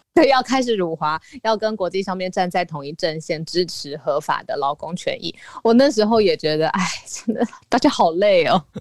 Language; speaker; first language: Chinese; native; Chinese